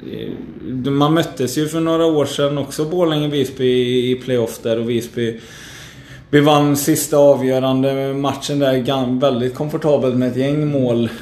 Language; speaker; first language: Swedish; native; Swedish